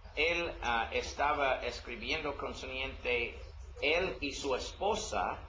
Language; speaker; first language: Spanish; non-native, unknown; English